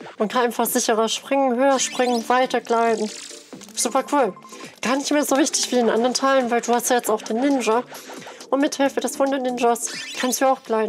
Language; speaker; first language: German; native; German